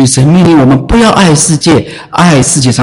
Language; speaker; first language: Chinese; native; Chinese